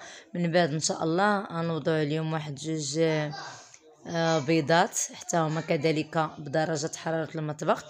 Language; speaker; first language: Arabic; native; Arabic